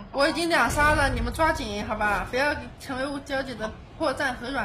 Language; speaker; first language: Chinese; native; Chinese